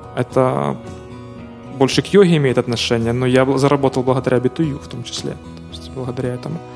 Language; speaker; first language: Russian; non-native, local second language; Ukrainian